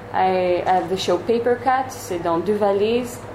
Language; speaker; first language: English; non-native, fluent; Hebrew